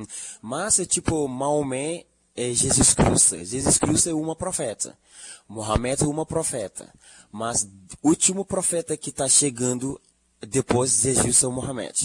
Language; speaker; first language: Portuguese; non-native, learner; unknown